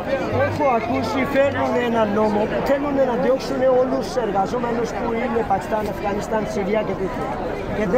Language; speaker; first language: Greek; non-native, learner; Urdu